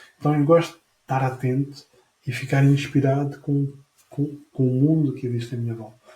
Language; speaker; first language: Portuguese; non-native, fluent; French